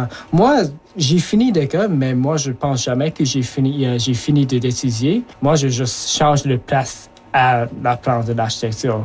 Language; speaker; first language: French; early bilingual, other home language; Japanese